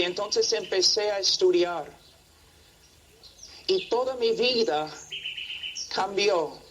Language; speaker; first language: Spanish; non-native, fluent; English